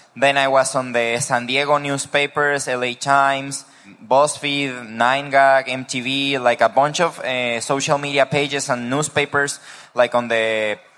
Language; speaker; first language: English; non-native, fluent; Spanish